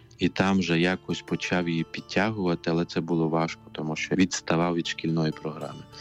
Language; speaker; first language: Ukrainian; non-native, local second language; Romany